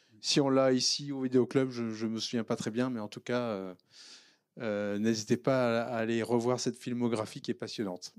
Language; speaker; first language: French; native; French